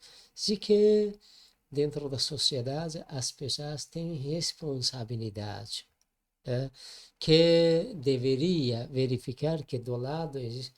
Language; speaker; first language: Portuguese; non-native, learner; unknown